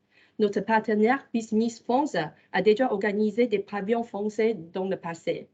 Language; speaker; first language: French; non-native, fluent; Chinese